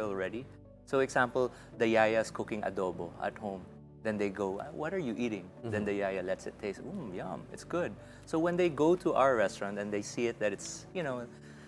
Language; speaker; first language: English; non-native, local second language; Hiligaynon